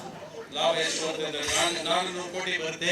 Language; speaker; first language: Kannada; native; Kannada